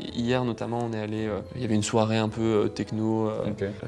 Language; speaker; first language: French; native; French